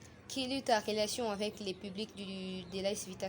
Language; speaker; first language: French; non-native, local second language; Lingala